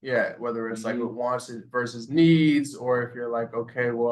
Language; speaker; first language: English; native; English